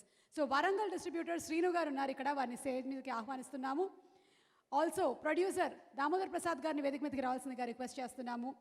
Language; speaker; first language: Telugu; native; Telugu